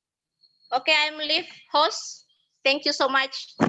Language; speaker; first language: English; non-native, fluent; Indonesian